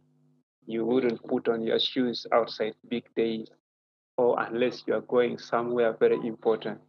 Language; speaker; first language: English; non-native, local second language; Acoli